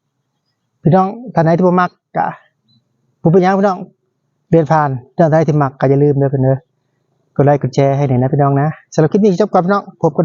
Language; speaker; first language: Thai; non-native, local second language; Lao